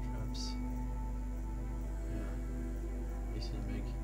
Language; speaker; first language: English; non-native, learner; French